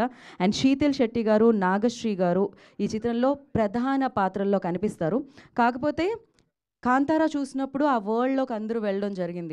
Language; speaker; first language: Telugu; native; Telugu